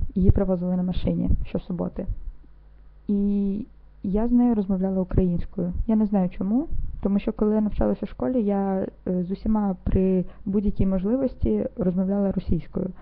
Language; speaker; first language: Ukrainian; non-native, local second language; Russian